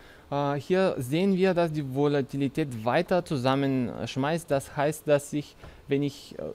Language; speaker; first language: German; non-native, fluent; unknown